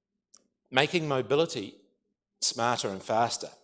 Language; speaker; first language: English; native; English